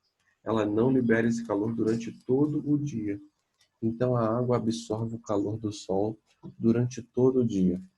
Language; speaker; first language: Portuguese; native; Portuguese